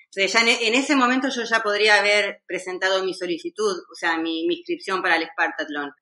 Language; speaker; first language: Spanish; native; Spanish